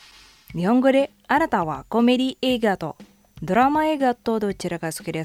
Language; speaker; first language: Japanese; non-native, fluent; Indonesian